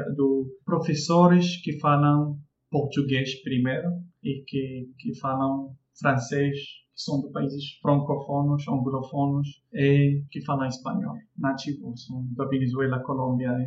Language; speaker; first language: Portuguese; non-native, fluent; Arabic